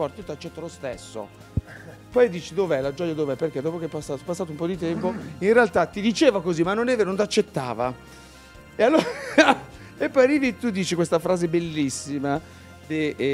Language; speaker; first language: Italian; native; Italian